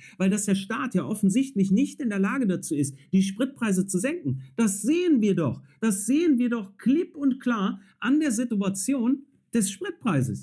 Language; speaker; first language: German; native; German